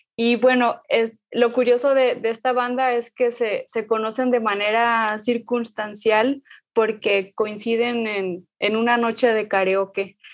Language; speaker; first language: Spanish; native; Spanish